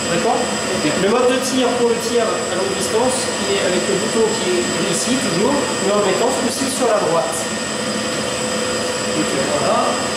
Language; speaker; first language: French; native; French